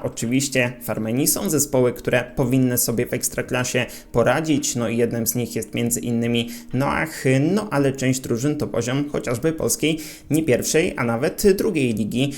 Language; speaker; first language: Polish; native; Polish